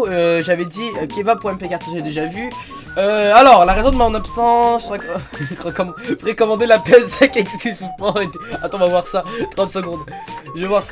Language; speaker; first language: French; native; French